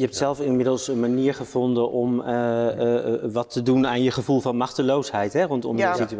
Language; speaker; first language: Dutch; native; Dutch